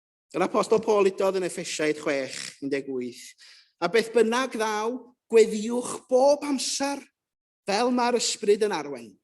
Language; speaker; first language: Welsh; native; Welsh